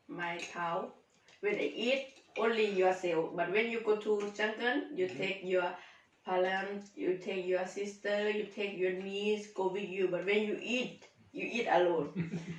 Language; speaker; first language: English; non-native, learner; Thai